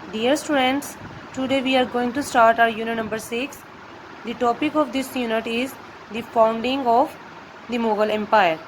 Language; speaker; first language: English; non-native, local second language; Urdu